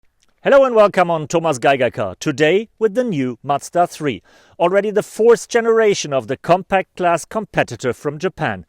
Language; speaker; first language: English; non-native, fluent; German